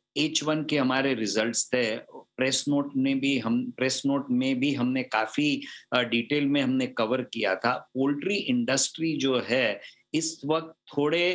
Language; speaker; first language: Hindi; non-native, local second language; Gujarati